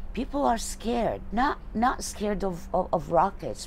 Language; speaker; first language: English; non-native, fluent; Arabic